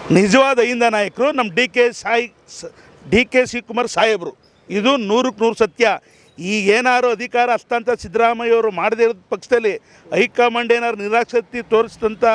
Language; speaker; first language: Kannada; native; Kannada